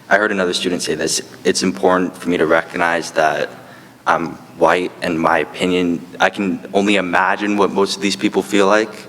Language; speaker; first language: English; native; English